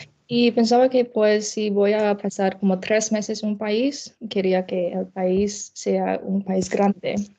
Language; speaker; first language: Spanish; non-native, fluent; Chinese